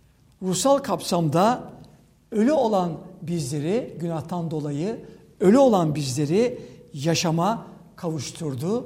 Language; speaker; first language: Turkish; native; Turkish